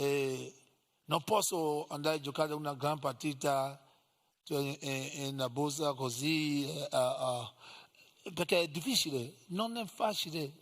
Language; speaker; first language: Italian; non-native, learner; English